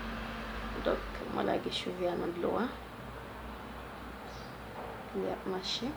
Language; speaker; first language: French; non-native, local second language; Haitian Creole